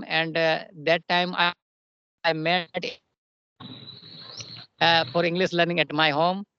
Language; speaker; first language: English; non-native, learner; Hindi